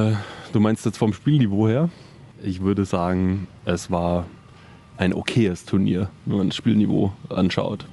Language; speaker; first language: German; native; German